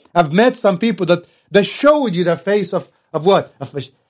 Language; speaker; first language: English; non-native, fluent; Arabic